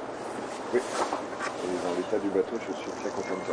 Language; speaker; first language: French; native; French